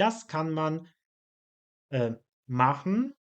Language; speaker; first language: German; non-native, fluent; Polish